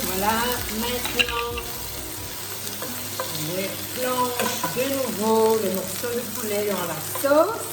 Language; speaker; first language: French; non-native, fluent; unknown